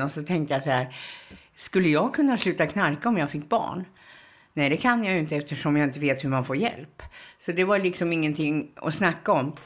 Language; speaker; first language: Swedish; native; Swedish